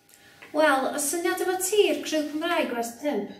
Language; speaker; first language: Welsh; non-native, local second language; English